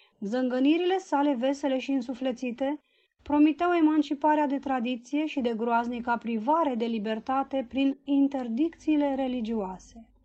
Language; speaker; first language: Romanian; native; Romanian